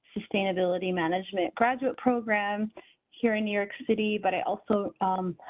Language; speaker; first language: English; native; English